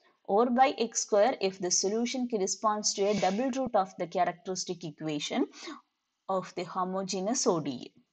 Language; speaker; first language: English; non-native, local second language; Malayalam